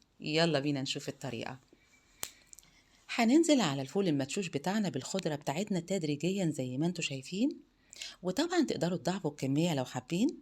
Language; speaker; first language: Arabic; native; Arabic